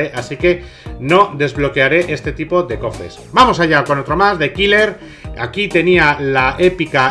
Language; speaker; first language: Spanish; native; Spanish